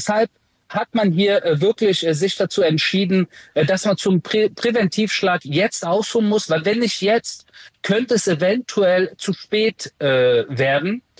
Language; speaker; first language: German; early bilingual, other home language; Persian